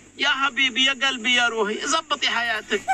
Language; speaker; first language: Arabic; native; Arabic